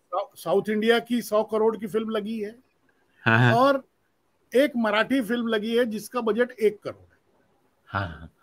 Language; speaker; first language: Hindi; non-native, local second language; Marathi